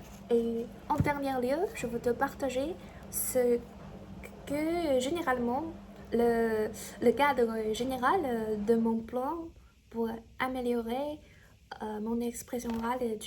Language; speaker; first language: French; non-native, learner; Chinese